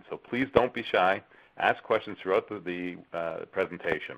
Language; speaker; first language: English; native; English